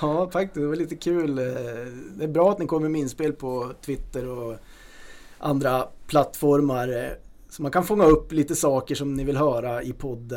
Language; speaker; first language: Swedish; native; Swedish